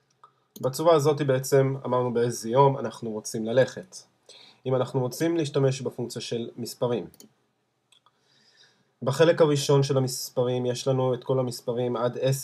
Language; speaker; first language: Hebrew; native; Hebrew